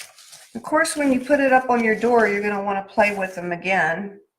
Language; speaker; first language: English; native; English